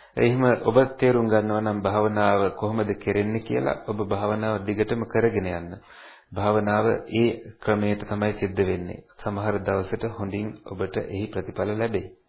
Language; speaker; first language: Sinhala; native; Sinhala